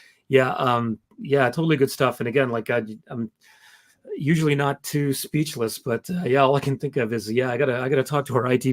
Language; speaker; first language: English; native; English